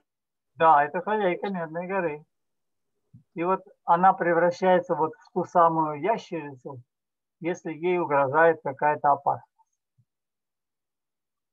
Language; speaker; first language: Russian; native; Russian